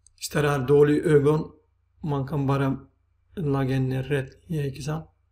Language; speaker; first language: Swedish; non-native, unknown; Turkish